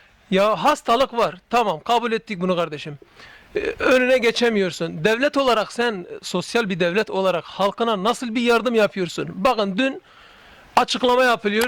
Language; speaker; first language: Turkish; native; Turkish